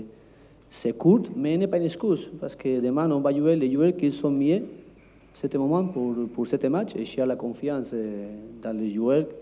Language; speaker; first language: French; non-native, learner; Spanish